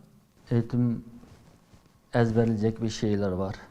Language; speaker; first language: Turkish; non-native, learner; Uyghur